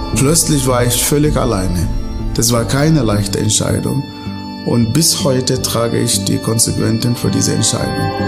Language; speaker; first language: German; non-native, fluent; Arabic